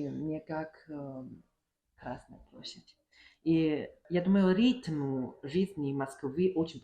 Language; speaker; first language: Russian; non-native, learner; Chinese